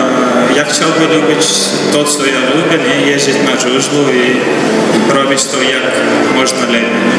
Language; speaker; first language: Polish; non-native, learner; Russian